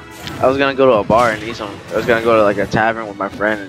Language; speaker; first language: English; native; English